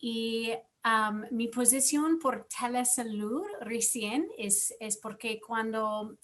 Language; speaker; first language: Spanish; non-native, fluent; English